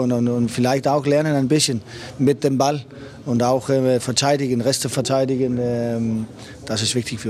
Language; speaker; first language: German; non-native, learner; Danish